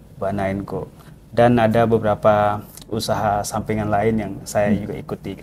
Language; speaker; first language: Indonesian; non-native, local second language; Minangkabau